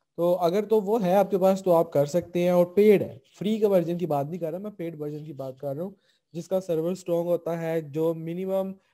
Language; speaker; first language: Urdu; non-native, local second language; Punjabi